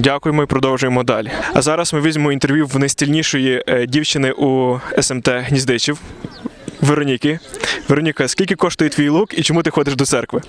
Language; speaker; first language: Ukrainian; native; Ukrainian